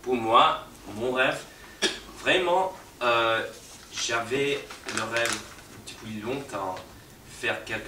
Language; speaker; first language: French; non-native, fluent; English